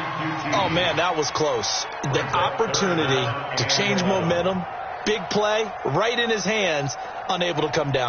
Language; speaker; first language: English; native; English